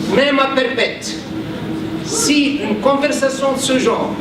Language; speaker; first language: French; non-native, local second language; Arabic